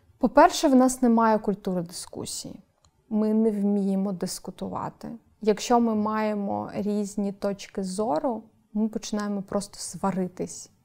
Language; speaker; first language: Ukrainian; non-native, local second language; Crimean Tatar